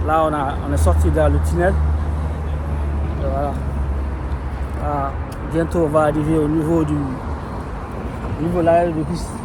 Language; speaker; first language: French; native; French